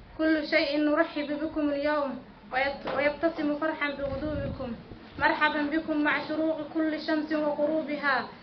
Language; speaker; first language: Arabic; non-native, local second language; Somali